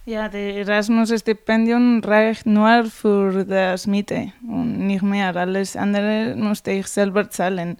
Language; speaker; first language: German; non-native, fluent; Spanish